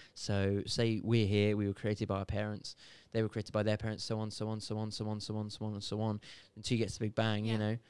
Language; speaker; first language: English; native; English